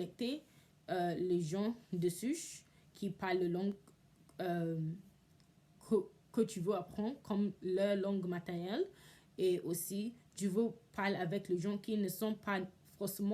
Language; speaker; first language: French; non-native, learner; English